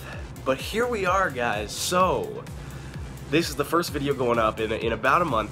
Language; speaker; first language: English; native; English